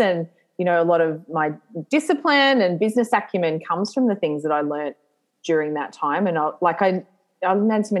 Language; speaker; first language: English; native; English